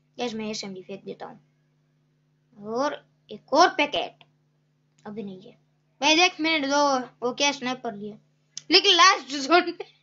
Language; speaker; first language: Hindi; native; Hindi